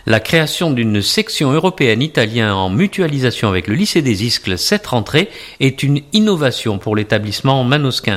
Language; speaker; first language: French; native; French